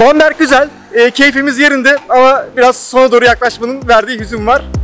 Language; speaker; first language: Turkish; native; Turkish